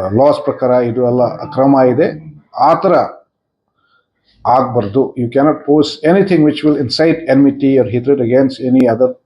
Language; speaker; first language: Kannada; non-native, fluent; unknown